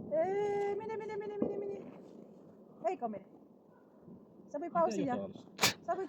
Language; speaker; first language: Finnish; non-native, learner; Filipino